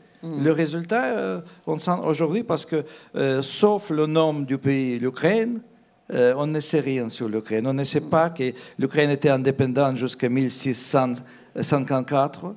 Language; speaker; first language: French; non-native, fluent; Russian